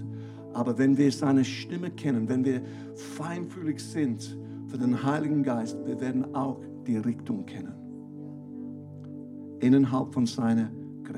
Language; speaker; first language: German; non-native, fluent; English